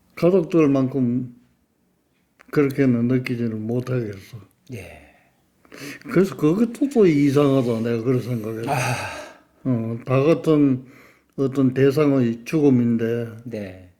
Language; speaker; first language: Korean; native; Korean